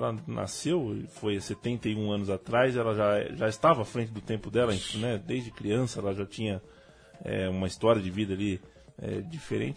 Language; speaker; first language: Portuguese; native; Portuguese